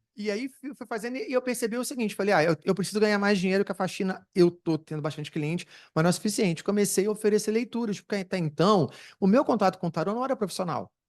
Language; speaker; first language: Portuguese; native; Portuguese